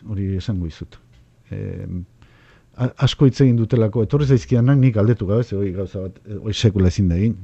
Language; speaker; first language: Basque; native; Basque